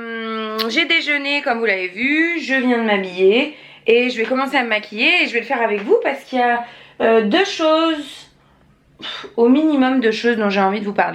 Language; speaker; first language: French; native; French